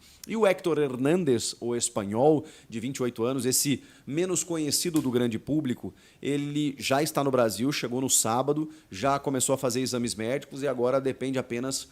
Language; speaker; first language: Portuguese; native; Portuguese